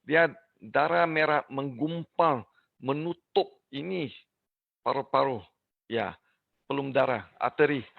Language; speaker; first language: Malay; non-native, learner; English